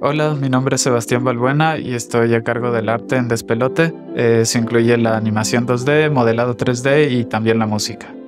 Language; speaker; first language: Spanish; native; Spanish